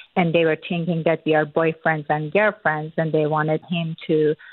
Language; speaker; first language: English; non-native, fluent; Persian